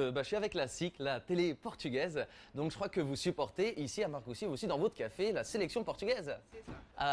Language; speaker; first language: Portuguese; early bilingual, heritage; French